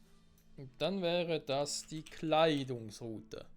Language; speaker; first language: German; native; German